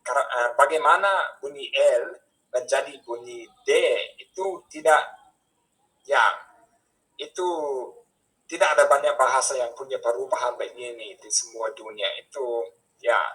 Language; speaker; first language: Indonesian; non-native, fluent; English